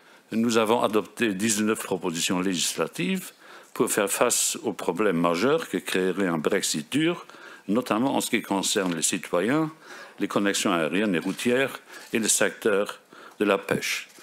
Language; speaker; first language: French; non-native, local second language; Luxembourgish